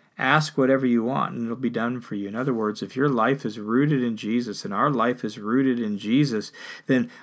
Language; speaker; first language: English; native; English